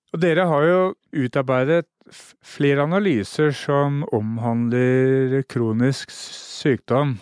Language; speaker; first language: Norwegian; native; Norwegian